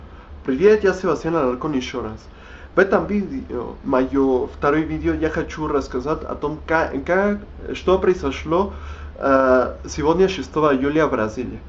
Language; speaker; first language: Russian; non-native, learner; Spanish